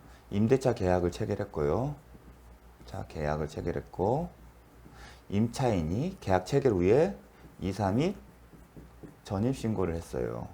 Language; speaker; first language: Korean; native; Korean